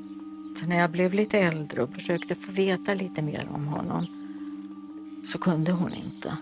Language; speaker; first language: Swedish; early bilingual, other home language; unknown